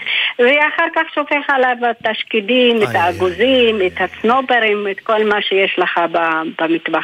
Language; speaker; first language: Hebrew; non-native, local second language; Arabic